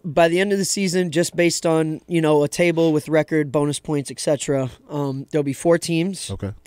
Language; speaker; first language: English; native; English